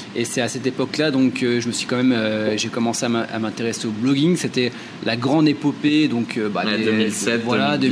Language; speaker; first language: French; native; French